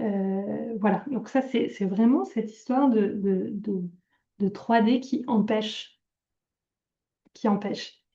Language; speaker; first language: French; native; French